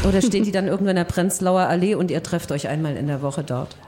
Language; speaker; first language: German; native; German